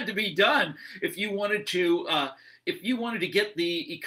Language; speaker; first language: English; native; English